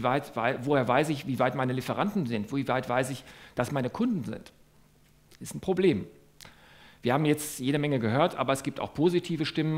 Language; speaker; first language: German; native; German